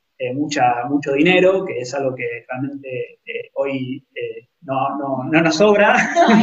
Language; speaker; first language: Spanish; native; Spanish